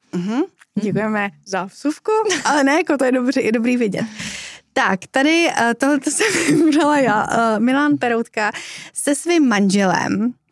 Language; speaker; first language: Czech; native; Czech